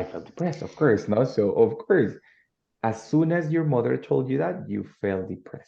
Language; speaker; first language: English; non-native, fluent; Spanish